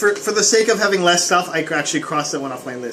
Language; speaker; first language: English; native; English